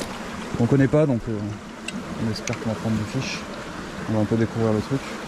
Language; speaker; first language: French; native; French